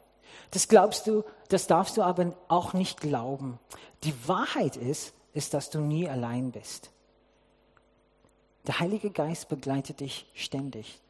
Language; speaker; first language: German; non-native, fluent; English